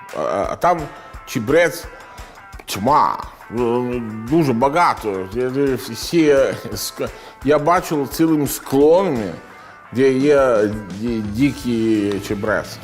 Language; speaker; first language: Ukrainian; non-native, learner; Italian